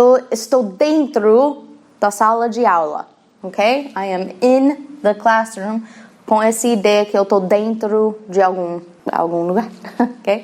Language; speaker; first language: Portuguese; non-native, fluent; English